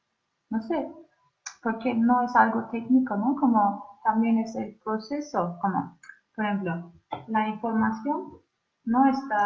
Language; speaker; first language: Spanish; non-native, learner; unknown